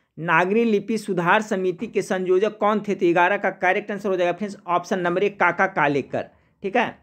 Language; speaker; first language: Hindi; native; Hindi